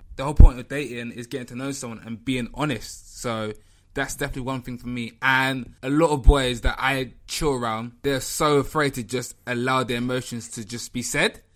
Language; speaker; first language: English; native; English